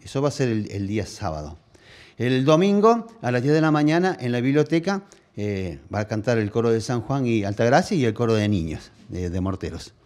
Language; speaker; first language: Spanish; native; Spanish